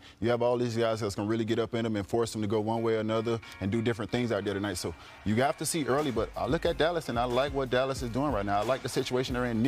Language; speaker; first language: English; native; English